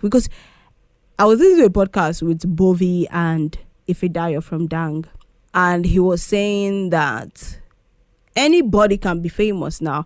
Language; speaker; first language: English; non-native, local second language; Igbo